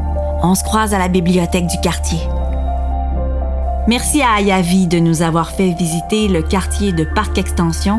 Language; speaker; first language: French; native; French